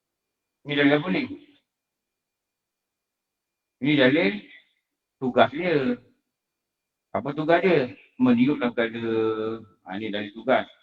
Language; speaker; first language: Malay; native; Malay